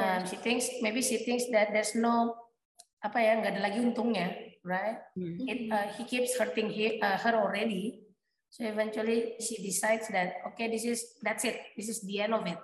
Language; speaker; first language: English; non-native, fluent; Indonesian